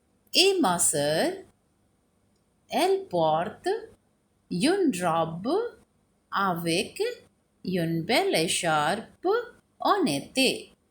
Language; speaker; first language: French; non-native, fluent; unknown